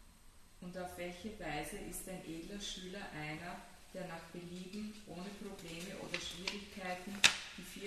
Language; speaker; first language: German; native; German